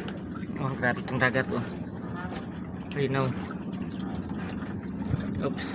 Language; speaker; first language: Filipino; non-native, local second language; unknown